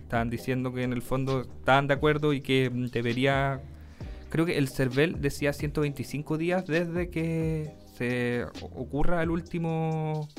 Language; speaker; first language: Spanish; native; Spanish